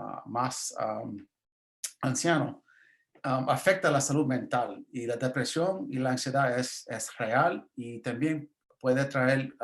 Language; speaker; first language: Spanish; early bilingual, heritage; English